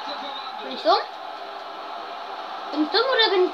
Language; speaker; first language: German; native; German